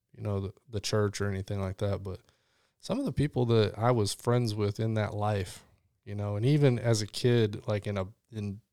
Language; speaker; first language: English; native; English